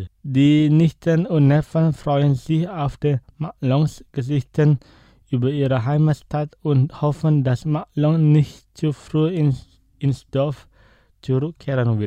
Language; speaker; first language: German; non-native, fluent; Indonesian